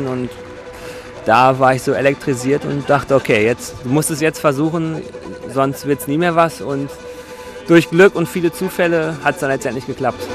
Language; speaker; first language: German; native; German